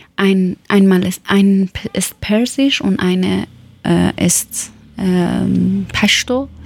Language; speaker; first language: German; non-native, learner; Persian